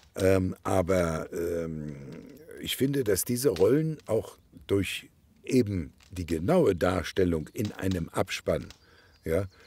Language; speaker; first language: German; native; German